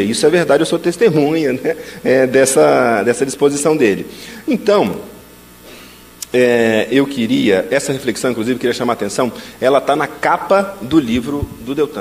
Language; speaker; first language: Portuguese; native; Portuguese